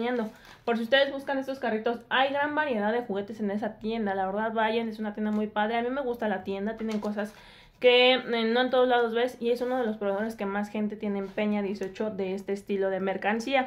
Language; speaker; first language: Spanish; native; Spanish